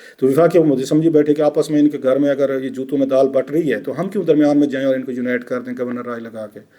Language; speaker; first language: Urdu; non-native, local second language; Saraiki